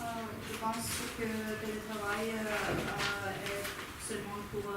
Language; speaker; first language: French; non-native, learner; Ukrainian